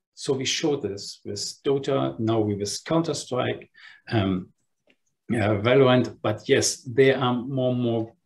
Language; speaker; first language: English; non-native, fluent; German